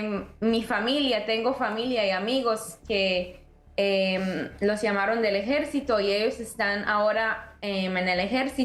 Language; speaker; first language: Spanish; early bilingual, heritage; Spanish